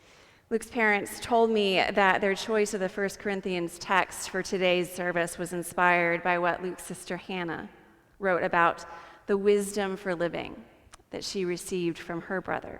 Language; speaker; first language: English; native; English